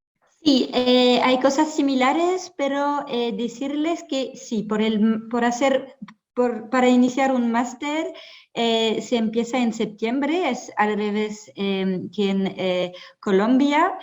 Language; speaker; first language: Spanish; non-native, fluent; French